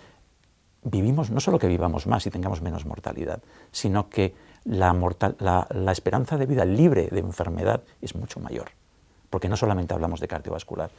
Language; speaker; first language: Spanish; native; Spanish